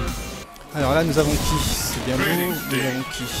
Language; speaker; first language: French; native; French